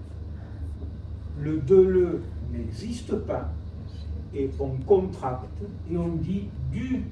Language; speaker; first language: French; native; French